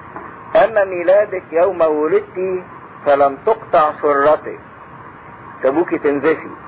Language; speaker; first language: Arabic; native; Arabic